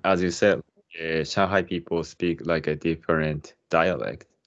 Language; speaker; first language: English; non-native, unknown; Japanese